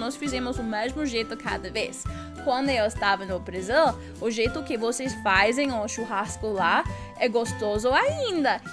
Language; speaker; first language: Portuguese; non-native, learner; English